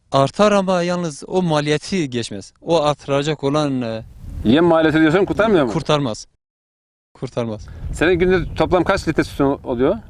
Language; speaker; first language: Turkish; native; Turkish